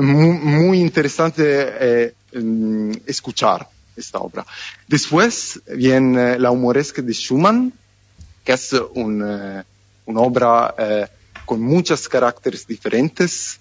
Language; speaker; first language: Spanish; non-native, fluent; Italian